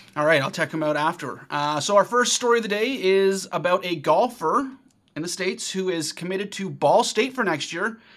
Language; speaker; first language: English; native; English